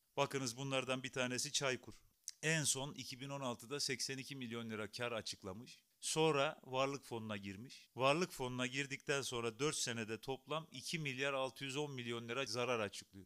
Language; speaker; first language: Turkish; native; Turkish